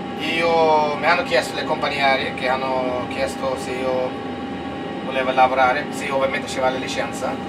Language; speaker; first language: Italian; non-native, learner; Swedish